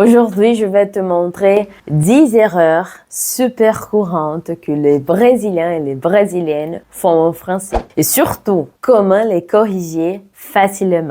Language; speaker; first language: French; non-native, fluent; Portuguese